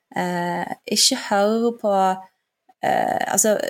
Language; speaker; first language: Norwegian; early bilingual, other home language; Turkish